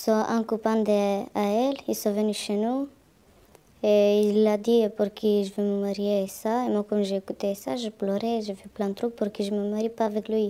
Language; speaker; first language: French; non-native, learner; Romanian